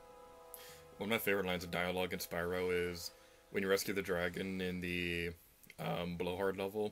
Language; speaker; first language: English; native; English